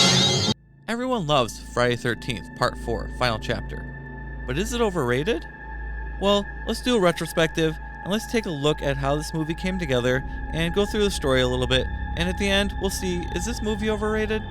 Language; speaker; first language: English; native; English